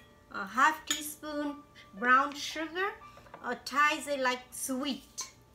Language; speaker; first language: English; non-native, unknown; Vietnamese